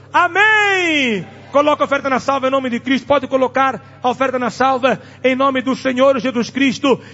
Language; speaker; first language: Portuguese; non-native, local second language; Tsonga